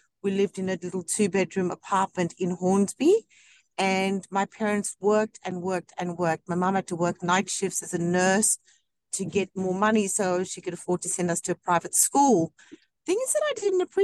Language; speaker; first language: English; native; English